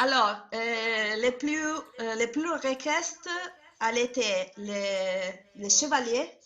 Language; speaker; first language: French; non-native, learner; Italian